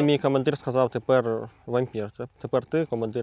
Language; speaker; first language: Ukrainian; native; Ukrainian